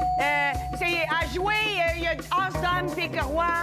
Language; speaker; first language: French; native; French